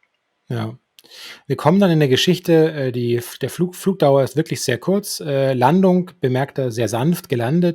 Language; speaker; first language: German; native; German